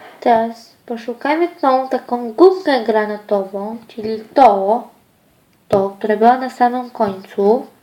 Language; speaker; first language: Polish; early bilingual, other home language; Ukrainian